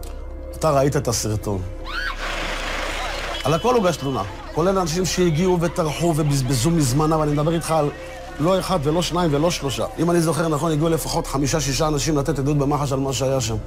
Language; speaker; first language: Hebrew; native; Hebrew